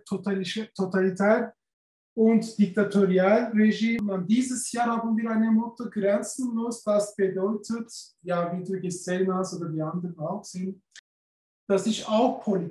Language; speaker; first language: German; non-native, learner; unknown